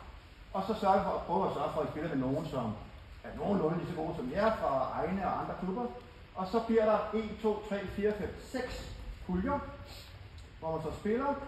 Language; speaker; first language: Danish; native; Danish